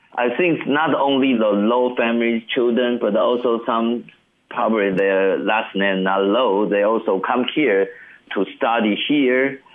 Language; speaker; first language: English; non-native, learner; Chinese